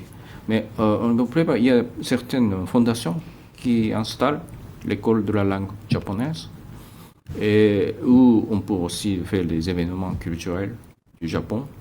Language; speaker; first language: French; non-native, fluent; Japanese